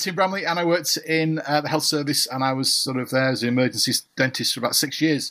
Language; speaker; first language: English; native; English